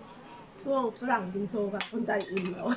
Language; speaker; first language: German; non-native, learner; Thai